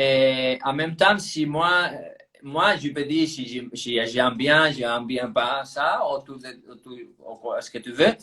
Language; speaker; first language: French; non-native, fluent; Spanish